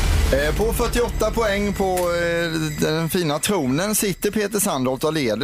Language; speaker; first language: Swedish; native; Swedish